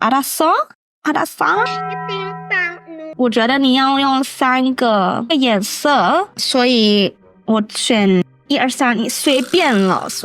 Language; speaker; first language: Chinese; non-native, learner; English